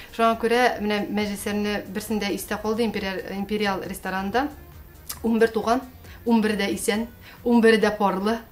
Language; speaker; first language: Tatar; native; Tatar